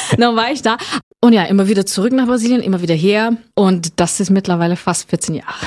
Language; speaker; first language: German; non-native, fluent; Portuguese